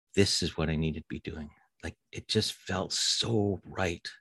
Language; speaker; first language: English; native; English